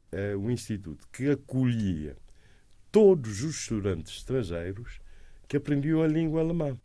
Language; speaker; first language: Portuguese; non-native, local second language; Kabuverdianu